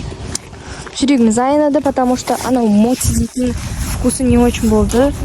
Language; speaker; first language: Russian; non-native, local second language; Kazakh